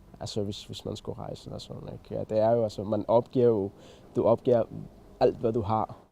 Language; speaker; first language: Danish; non-native, fluent; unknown